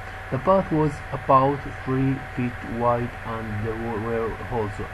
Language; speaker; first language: English; non-native, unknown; Arabic